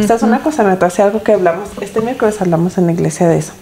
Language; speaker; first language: Spanish; early bilingual, heritage; Spanish